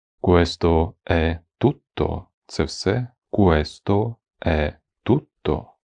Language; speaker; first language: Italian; non-native, fluent; Ukrainian